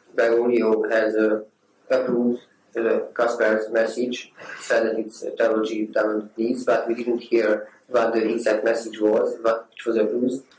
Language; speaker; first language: English; non-native, fluent; Hungarian